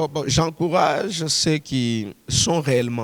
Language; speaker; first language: French; non-native, local second language; Swahili